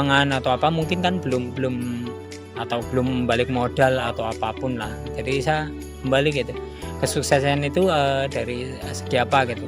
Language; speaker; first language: Indonesian; native; Indonesian